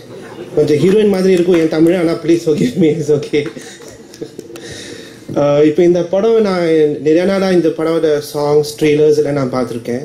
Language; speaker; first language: Tamil; non-native, fluent; Malayalam